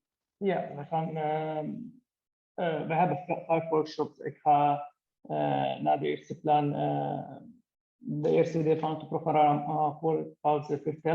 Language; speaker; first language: Dutch; non-native, fluent; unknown